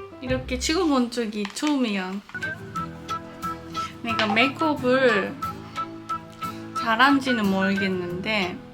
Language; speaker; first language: Korean; non-native, learner; Japanese